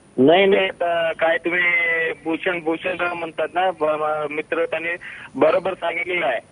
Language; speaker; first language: Marathi; non-native, local second language; Kannada